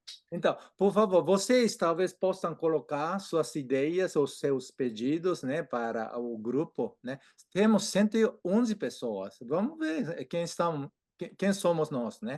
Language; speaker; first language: Portuguese; non-native, fluent; Japanese